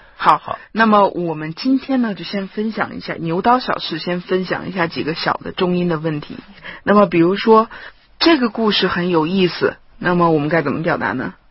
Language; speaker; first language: Chinese; native; Chinese